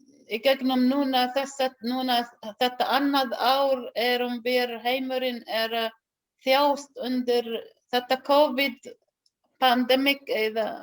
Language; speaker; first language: Icelandic; non-native, learner; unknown